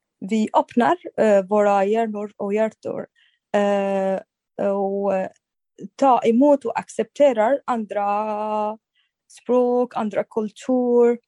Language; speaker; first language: Swedish; non-native, fluent; Arabic